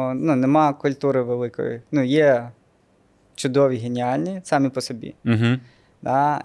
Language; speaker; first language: Ukrainian; non-native, local second language; Russian